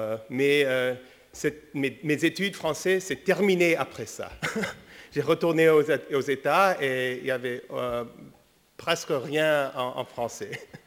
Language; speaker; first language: French; early bilingual, other home language; English